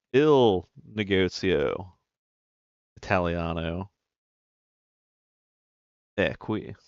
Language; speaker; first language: Italian; non-native, learner; English